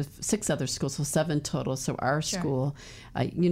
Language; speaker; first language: English; native; English